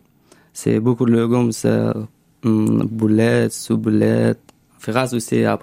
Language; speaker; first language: French; non-native, learner; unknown